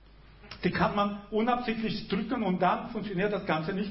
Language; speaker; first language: German; non-native, fluent; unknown